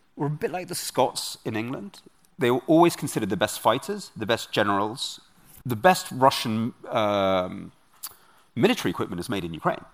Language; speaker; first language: English; native; English